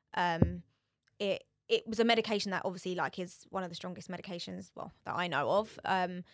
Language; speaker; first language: English; native; English